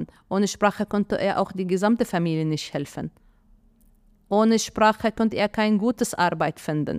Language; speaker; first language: German; non-native, fluent; Arabic